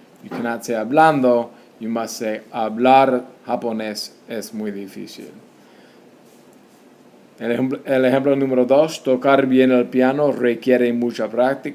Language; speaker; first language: Spanish; non-native, fluent; English